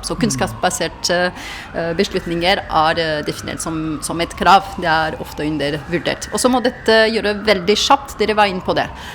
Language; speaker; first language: Norwegian; non-native, fluent; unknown